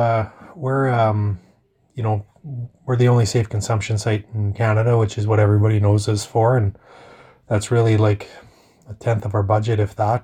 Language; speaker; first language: English; native; English